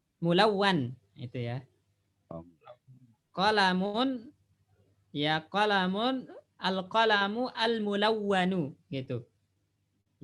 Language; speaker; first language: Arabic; non-native, fluent; Indonesian